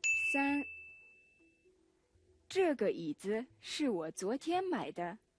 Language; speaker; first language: Chinese; non-native, fluent; Mongolian